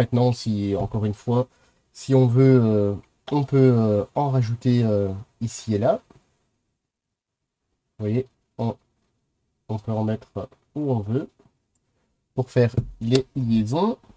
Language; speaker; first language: French; native; French